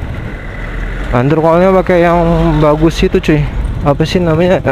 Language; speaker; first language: Indonesian; native; Indonesian